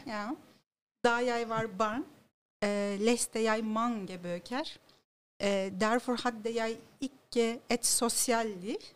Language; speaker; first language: Norwegian; non-native, learner; Turkish